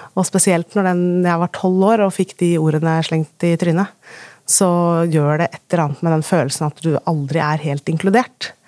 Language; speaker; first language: Norwegian; native; Norwegian